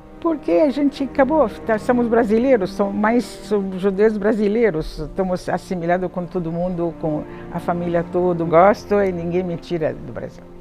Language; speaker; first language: Portuguese; non-native, fluent; French